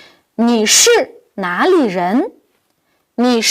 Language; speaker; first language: Chinese; non-native, local second language; Uyghur